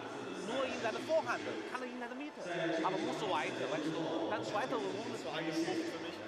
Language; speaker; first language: German; non-native, learner; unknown